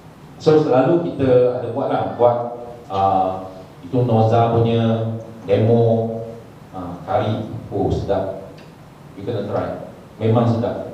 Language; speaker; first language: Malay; non-native, local second language; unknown